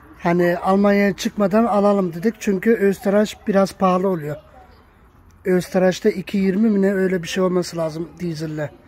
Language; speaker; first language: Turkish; early bilingual, heritage; Turkish